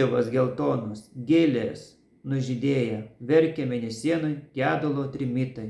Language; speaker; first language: Lithuanian; native; Lithuanian